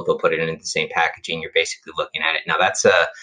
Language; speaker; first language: English; native; English